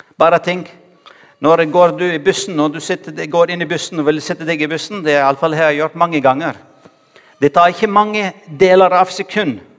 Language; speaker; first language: Norwegian; non-native, fluent; Arabic